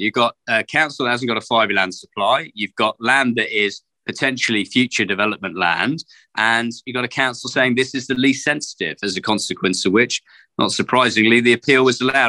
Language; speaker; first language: English; native; English